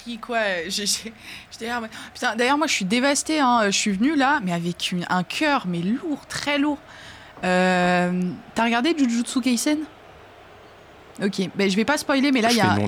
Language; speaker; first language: French; native; French